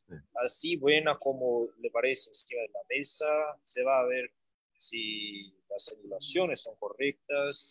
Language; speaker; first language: Spanish; non-native, learner; Portuguese